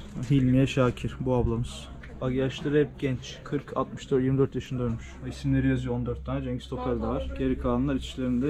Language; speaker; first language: Turkish; native; Turkish